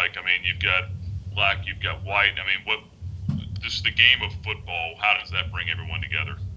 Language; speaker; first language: English; native; English